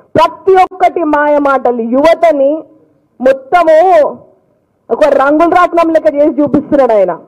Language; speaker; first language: Telugu; native; Telugu